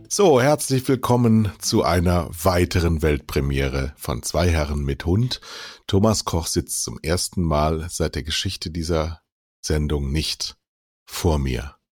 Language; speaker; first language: German; native; German